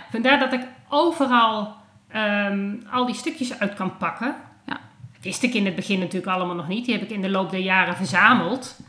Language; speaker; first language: Dutch; native; Dutch